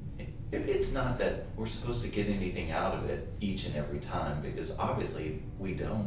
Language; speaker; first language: English; native; English